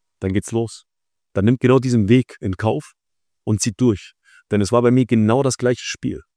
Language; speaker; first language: German; early bilingual, other home language; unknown